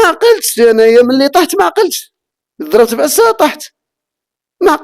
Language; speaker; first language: Arabic; native; Arabic